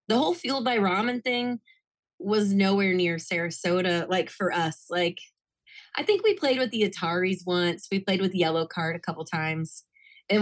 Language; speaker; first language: English; native; English